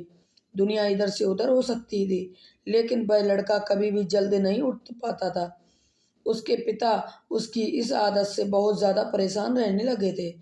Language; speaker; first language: Hindi; native; Hindi